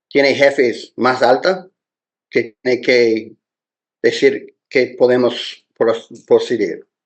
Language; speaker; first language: Spanish; non-native, learner; English